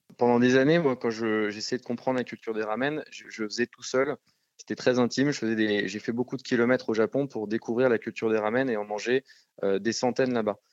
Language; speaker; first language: French; native; French